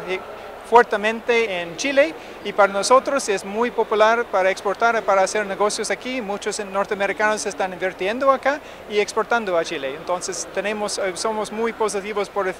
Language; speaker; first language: Spanish; non-native, fluent; English